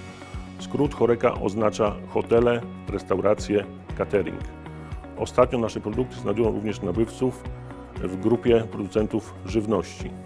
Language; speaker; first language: Polish; native; Polish